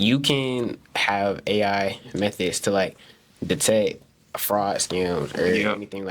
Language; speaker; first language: English; native; English